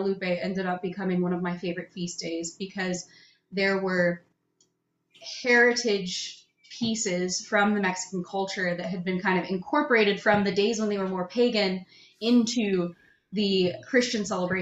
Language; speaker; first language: English; native; English